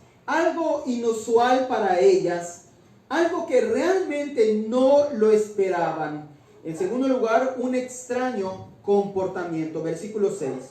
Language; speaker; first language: Spanish; native; Spanish